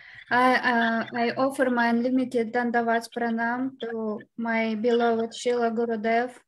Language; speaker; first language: English; non-native, fluent; Russian